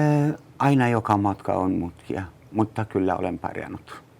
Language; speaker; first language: Finnish; non-native, learner; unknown